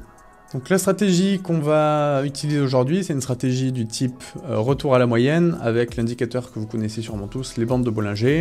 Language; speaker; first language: French; native; French